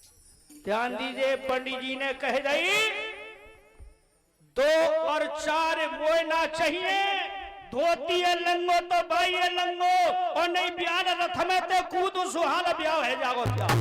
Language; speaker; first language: Hindi; native; Hindi